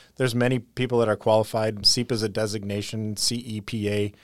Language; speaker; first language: English; native; English